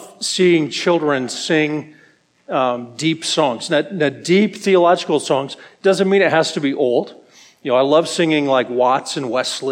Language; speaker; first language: English; native; English